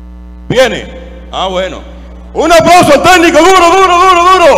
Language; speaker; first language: Spanish; native; Spanish